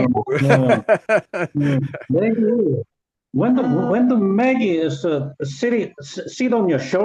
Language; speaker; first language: English; non-native, learner; Korean